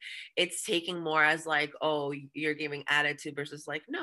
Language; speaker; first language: English; early bilingual, other home language; Spanish